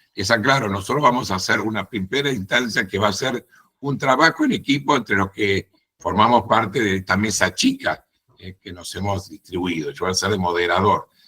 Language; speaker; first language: Spanish; native; Spanish